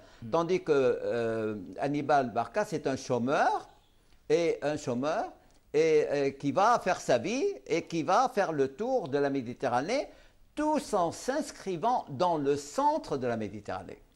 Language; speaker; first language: French; non-native, local second language; Arabic